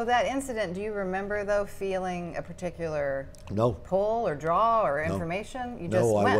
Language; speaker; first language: English; native; English